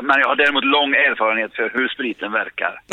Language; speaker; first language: Swedish; native; Swedish